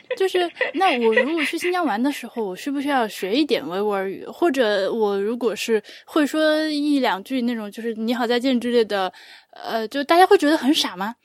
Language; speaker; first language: Chinese; native; Chinese